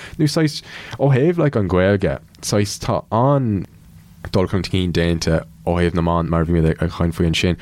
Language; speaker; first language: Irish; non-native, local second language; English